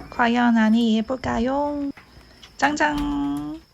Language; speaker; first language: Korean; non-native, fluent; Cantonese